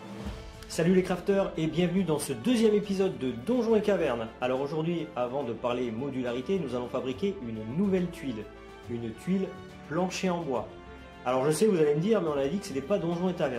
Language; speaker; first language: French; native; French